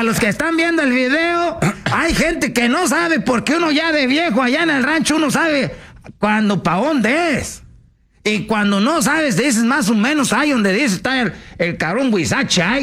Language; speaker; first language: Spanish; native; Spanish